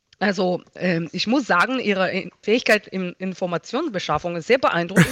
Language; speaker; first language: German; non-native, fluent; Hebrew